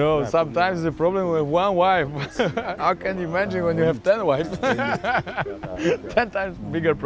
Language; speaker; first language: English; non-native, learner; Polish